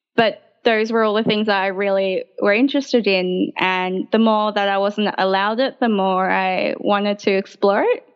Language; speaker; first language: English; native; English